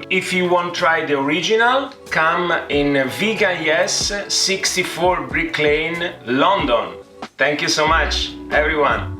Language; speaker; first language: English; non-native, fluent; Italian